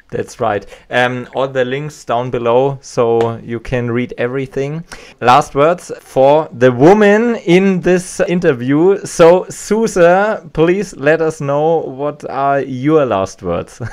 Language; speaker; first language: English; non-native, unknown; German